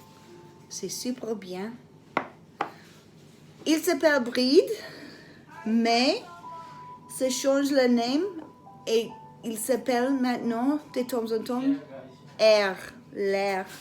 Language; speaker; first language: French; non-native, learner; English